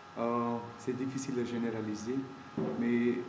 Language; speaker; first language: French; non-native, fluent; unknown